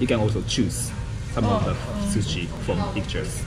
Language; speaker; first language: English; non-native, fluent; Japanese